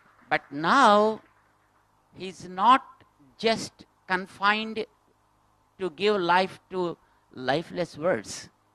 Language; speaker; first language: English; non-native, local second language; Telugu